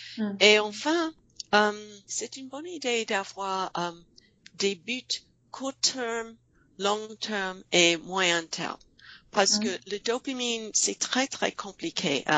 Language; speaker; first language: French; non-native, fluent; English